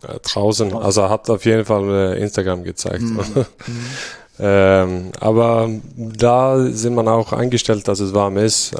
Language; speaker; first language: German; non-native, fluent; Swedish